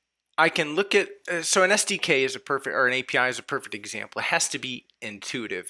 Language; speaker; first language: English; native; English